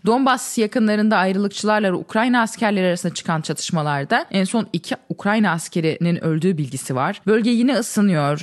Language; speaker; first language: Turkish; native; Turkish